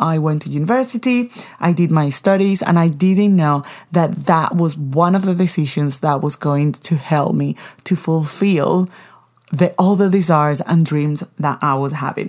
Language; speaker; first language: English; non-native, fluent; Spanish